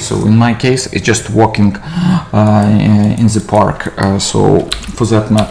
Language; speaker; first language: English; non-native, fluent; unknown